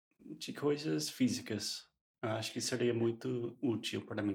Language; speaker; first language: Portuguese; non-native, fluent; English